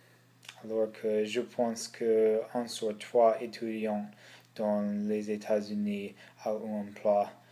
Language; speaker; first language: French; non-native, learner; English